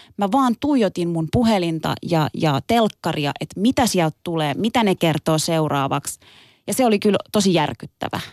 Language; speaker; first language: Finnish; early bilingual, other home language; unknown